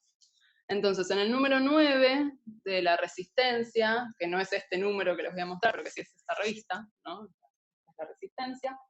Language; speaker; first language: Spanish; native; Spanish